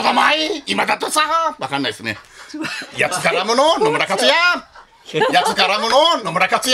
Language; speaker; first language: Japanese; native; Japanese